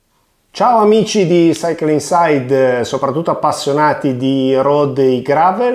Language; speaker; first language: Italian; native; Italian